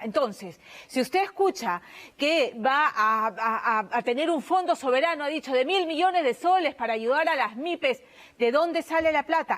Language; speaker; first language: Spanish; native; Spanish